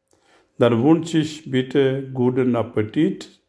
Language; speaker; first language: German; non-native, learner; Urdu